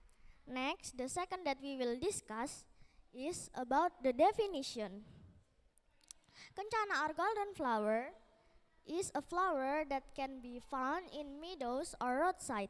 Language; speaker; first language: English; non-native, learner; Indonesian